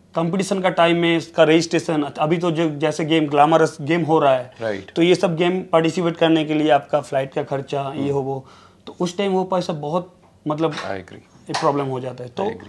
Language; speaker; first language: Hindi; non-native, local second language; Bangla